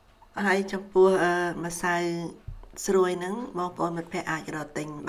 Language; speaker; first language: German; non-native, learner; Khmer